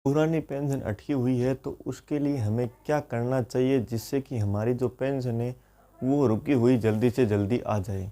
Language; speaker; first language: Hindi; non-native, local second language; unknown